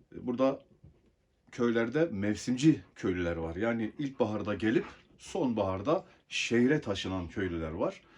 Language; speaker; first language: Turkish; native; Turkish